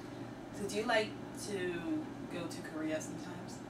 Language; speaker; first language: English; non-native, learner; Chinese